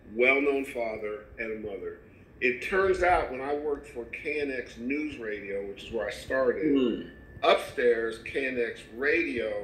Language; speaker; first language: English; native; English